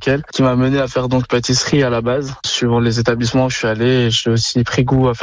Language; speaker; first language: French; native; French